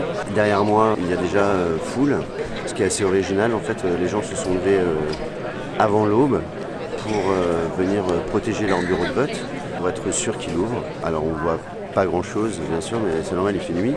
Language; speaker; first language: French; native; French